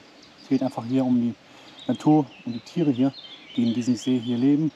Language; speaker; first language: German; native; German